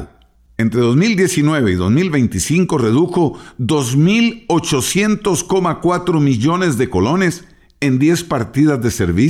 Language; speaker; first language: Spanish; native; Spanish